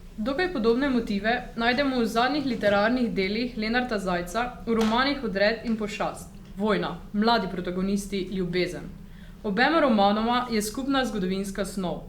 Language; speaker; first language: Slovenian; native; Slovenian